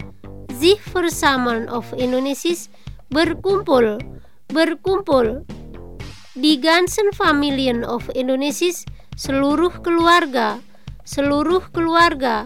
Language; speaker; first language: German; non-native, learner; Indonesian